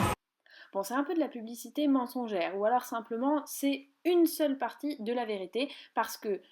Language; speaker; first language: French; native; French